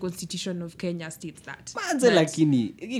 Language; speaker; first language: English; non-native, local second language; Luo (Kenya and Tanzania)